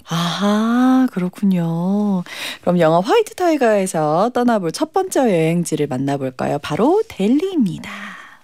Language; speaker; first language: Korean; native; Korean